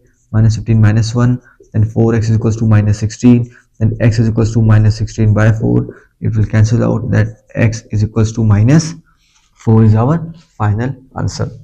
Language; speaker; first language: English; non-native, local second language; Hindi